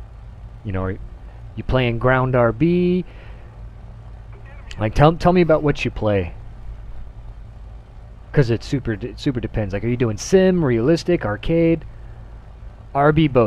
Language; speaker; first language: English; native; English